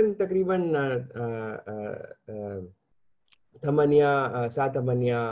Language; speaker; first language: Arabic; non-native, learner; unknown